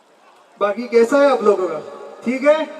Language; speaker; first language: Hindi; non-native, local second language; Assamese